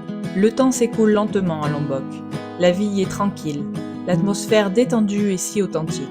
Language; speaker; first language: French; native; French